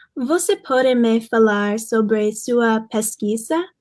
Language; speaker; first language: Portuguese; non-native, learner; English